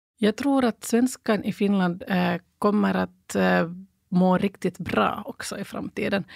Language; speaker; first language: Swedish; native; Swedish